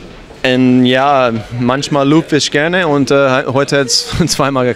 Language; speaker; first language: German; non-native, fluent; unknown